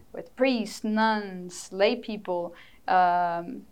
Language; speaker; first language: English; non-native, fluent; Portuguese